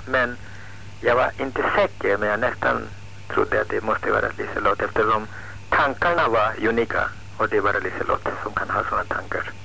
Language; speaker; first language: Swedish; non-native, fluent; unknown